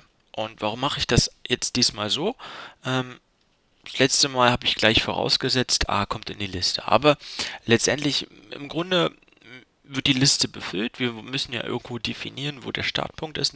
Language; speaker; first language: German; native; German